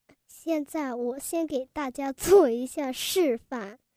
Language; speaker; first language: Chinese; early bilingual, heritage; Chinese